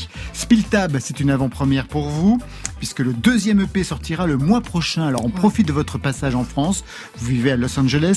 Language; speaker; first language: French; native; French